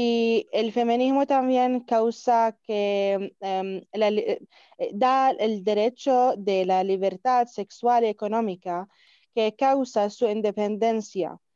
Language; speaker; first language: Spanish; non-native, learner; Arabic